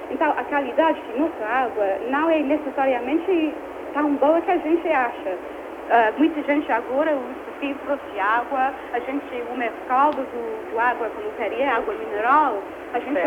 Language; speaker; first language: Portuguese; non-native, fluent; English